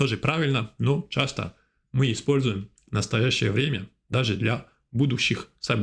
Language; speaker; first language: Russian; non-native, fluent; French